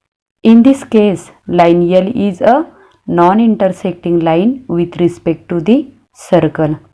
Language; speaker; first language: English; non-native, local second language; Marathi